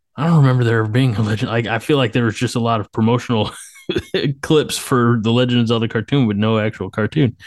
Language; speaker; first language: English; early bilingual, other home language; Slovak